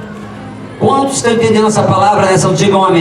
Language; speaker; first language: Portuguese; native; Portuguese